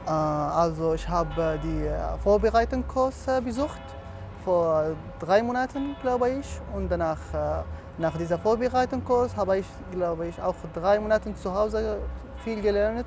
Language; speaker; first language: German; non-native, fluent; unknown